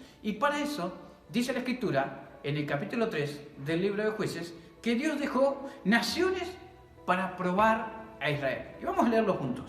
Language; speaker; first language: Spanish; native; Spanish